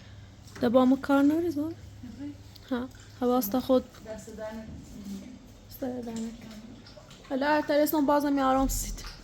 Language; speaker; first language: Persian; native; Persian